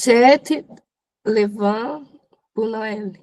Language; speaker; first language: French; non-native, learner; Portuguese